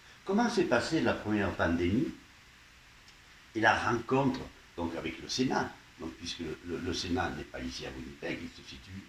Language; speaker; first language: French; native; French